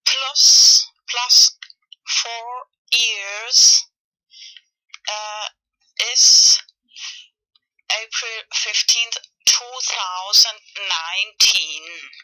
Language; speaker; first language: English; non-native, fluent; Spanish